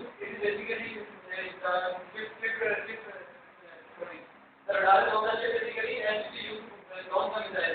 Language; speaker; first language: English; non-native, learner; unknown